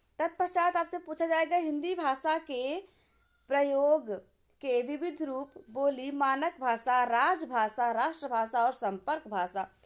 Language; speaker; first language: Hindi; native; Hindi